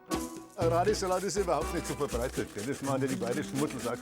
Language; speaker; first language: German; native; German